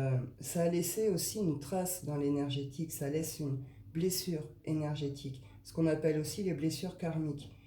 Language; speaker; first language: French; native; French